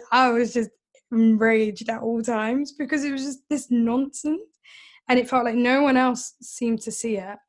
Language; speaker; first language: English; native; English